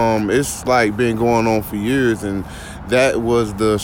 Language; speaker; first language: English; native; English